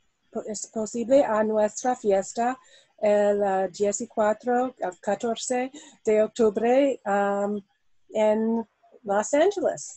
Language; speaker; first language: Spanish; non-native, learner; English